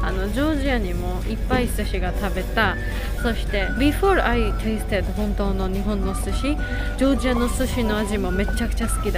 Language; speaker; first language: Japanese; non-native, learner; Georgian